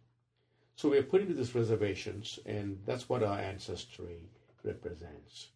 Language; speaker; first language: English; non-native, local second language; Telugu